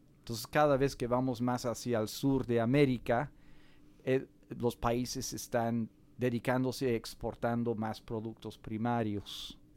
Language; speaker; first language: Spanish; non-native, fluent; English